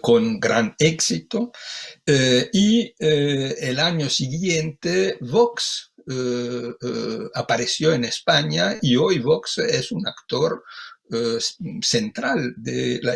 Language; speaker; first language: Spanish; non-native, fluent; Italian